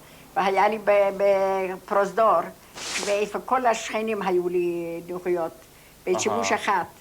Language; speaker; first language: Hebrew; non-native, fluent; Polish